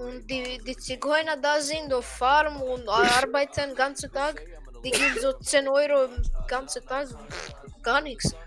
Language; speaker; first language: German; non-native, learner; Croatian